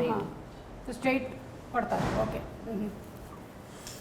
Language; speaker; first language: Telugu; native; Telugu